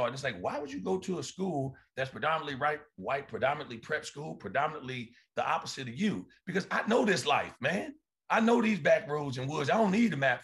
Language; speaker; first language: English; native; English